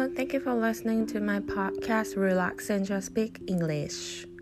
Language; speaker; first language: English; non-native, fluent; Japanese